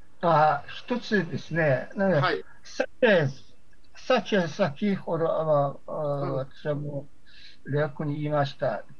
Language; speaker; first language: Japanese; non-native, fluent; Chinese